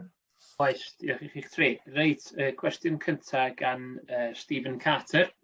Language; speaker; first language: Welsh; native; Welsh